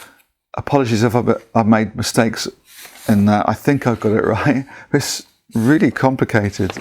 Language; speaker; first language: English; native; English